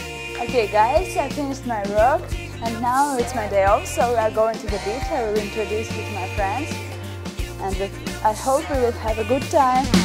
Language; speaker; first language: English; non-native, learner; Russian